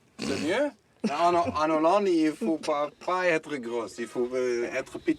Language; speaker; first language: French; non-native, fluent; Dutch